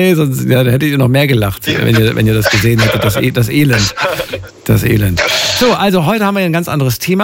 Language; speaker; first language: German; native; German